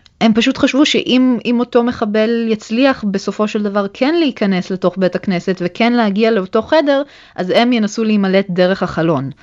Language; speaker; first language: Hebrew; native; Hebrew